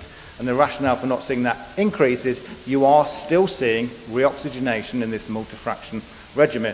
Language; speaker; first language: English; native; English